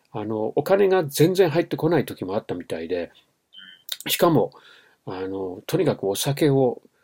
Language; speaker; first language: Japanese; non-native, fluent; English